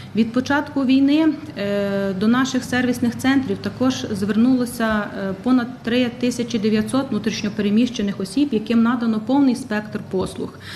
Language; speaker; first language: Ukrainian; native; Ukrainian